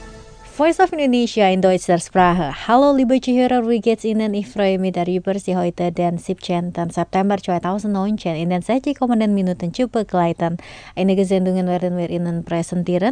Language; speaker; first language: German; non-native, fluent; Indonesian